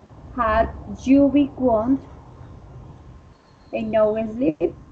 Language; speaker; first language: English; non-native, learner; Spanish